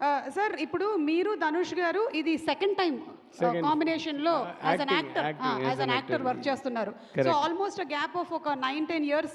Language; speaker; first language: Telugu; native; Telugu